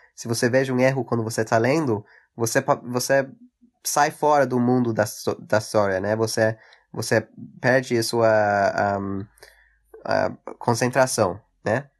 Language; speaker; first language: Portuguese; early bilingual, heritage; English